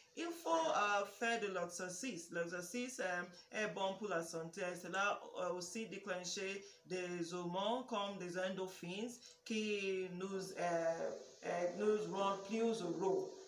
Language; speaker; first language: French; non-native, learner; English